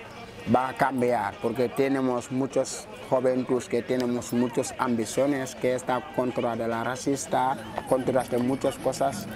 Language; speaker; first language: Spanish; non-native, fluent; Wolof